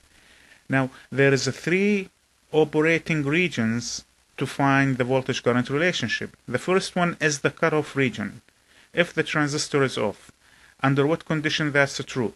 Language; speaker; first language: English; non-native, fluent; Arabic